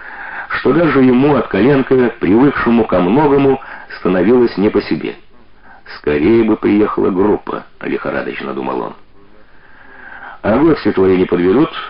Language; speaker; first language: Russian; native; Russian